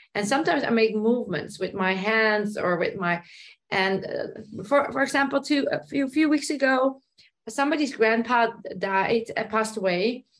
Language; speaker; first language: English; non-native, fluent; Dutch